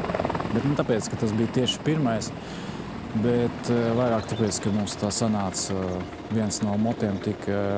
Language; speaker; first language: Latvian; native; Latvian